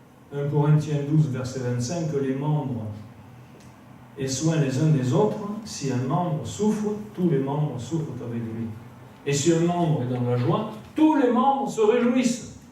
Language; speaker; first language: French; native; French